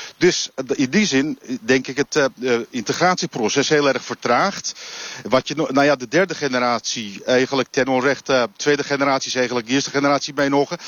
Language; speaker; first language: Dutch; non-native, fluent; Turkish